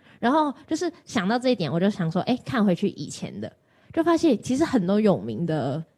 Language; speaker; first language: Chinese; non-native, local second language; Cantonese